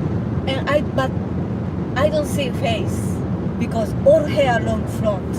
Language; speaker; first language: English; non-native, learner; Japanese